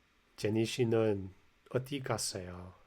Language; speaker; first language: Korean; non-native, learner; English